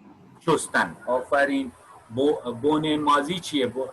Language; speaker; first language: Persian; non-native, fluent; Urdu